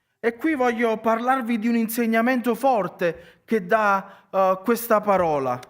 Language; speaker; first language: Italian; native; Italian